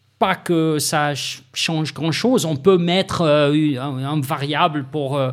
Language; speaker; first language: French; non-native, fluent; Afrikaans